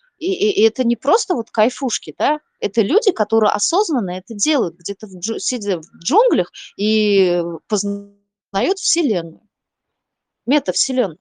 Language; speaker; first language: Russian; non-native, local second language; Uzbek